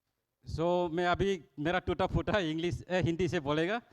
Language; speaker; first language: Hindi; non-native, local second language; Kok Borok